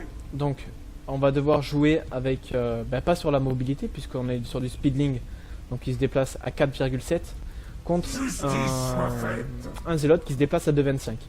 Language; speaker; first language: French; native; French